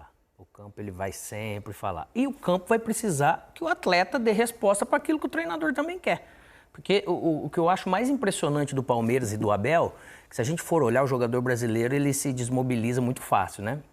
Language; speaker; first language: Portuguese; native; Portuguese